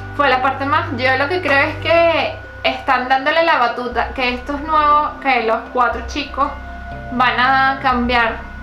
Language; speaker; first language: Spanish; native; Spanish